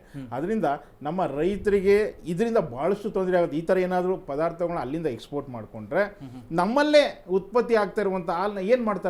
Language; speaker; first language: Kannada; native; Kannada